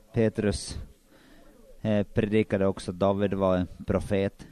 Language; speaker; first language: Swedish; non-native, local second language; Finnish